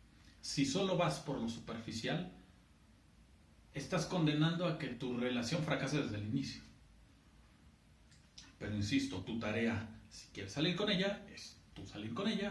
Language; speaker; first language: Spanish; native; Spanish